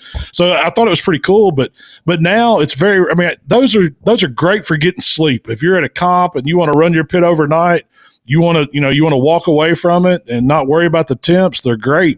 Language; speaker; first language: English; native; English